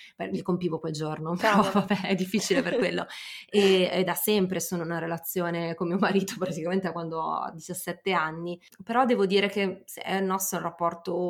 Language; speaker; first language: Italian; native; Italian